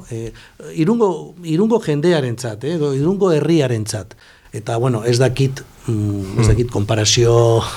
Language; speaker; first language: Basque; non-native, local second language; Spanish